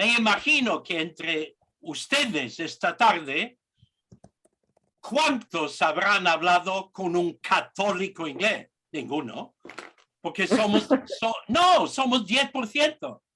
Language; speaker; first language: Spanish; non-native, fluent; English